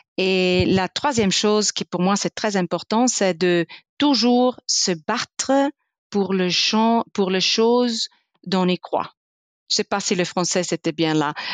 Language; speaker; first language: French; non-native, fluent; Italian